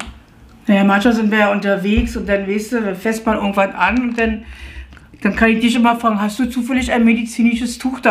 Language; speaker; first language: German; native; German